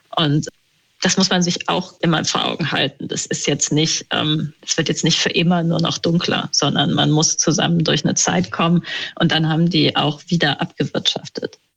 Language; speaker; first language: German; native; German